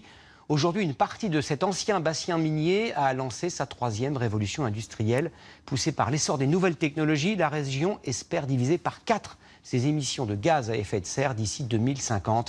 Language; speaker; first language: French; native; French